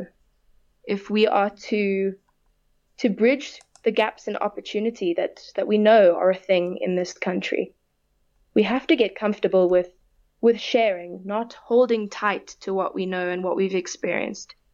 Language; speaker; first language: English; native; English